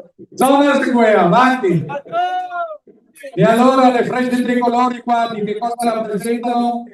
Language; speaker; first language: Italian; native; Italian